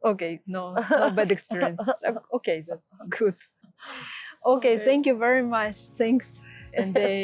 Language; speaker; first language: English; non-native, fluent; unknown